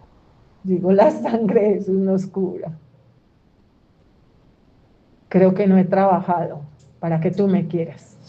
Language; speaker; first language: Spanish; native; Spanish